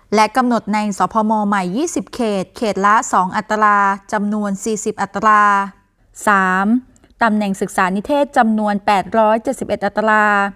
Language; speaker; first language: Thai; native; Thai